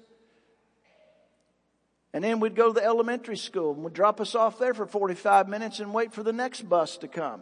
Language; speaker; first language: English; native; English